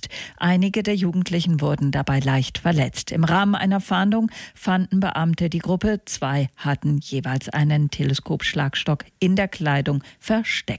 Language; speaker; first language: German; native; German